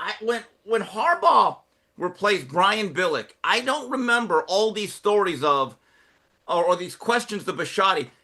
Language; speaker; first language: English; native; English